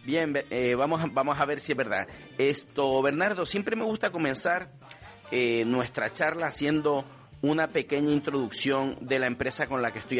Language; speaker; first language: Spanish; native; Spanish